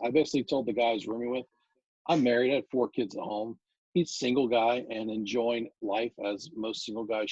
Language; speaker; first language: English; native; English